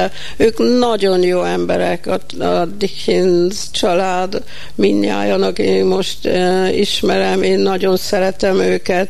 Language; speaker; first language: Hungarian; early bilingual, heritage; Hungarian